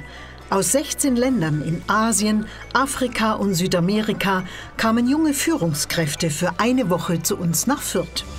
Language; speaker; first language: German; native; German